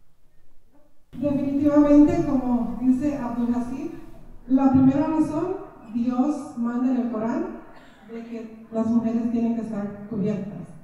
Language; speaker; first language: Spanish; native; Spanish